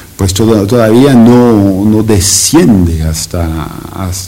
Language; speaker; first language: Spanish; non-native, fluent; French